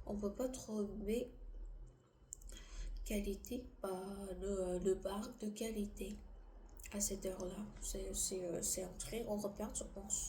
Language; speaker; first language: French; non-native, learner; Korean